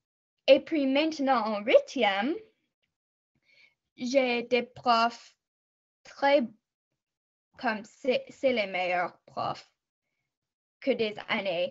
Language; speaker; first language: French; non-native, local second language; English